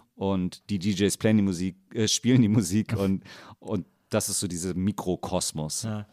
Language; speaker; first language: German; native; German